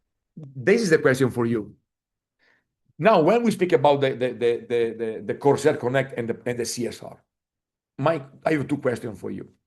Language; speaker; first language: English; non-native, fluent; Italian